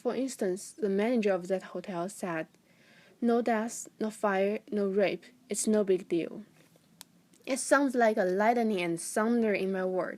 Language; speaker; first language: English; non-native, fluent; Chinese